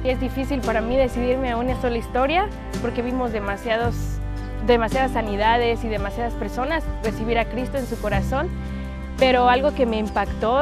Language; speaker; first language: Spanish; native; Spanish